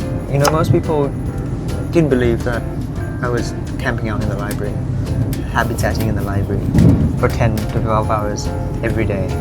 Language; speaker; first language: English; non-native, fluent; Thai